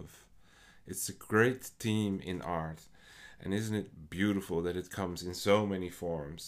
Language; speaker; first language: English; non-native, fluent; Dutch